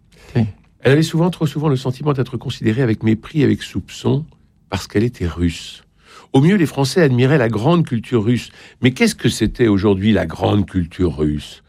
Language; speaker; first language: French; native; French